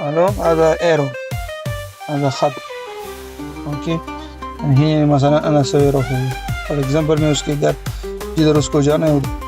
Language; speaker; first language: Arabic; non-native, learner; Urdu